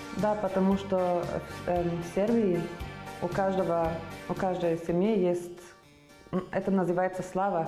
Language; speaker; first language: Russian; non-native, learner; Serbian